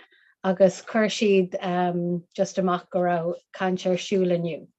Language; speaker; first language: Irish; non-native, local second language; English